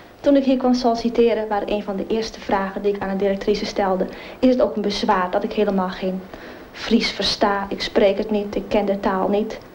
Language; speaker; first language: Dutch; native; Dutch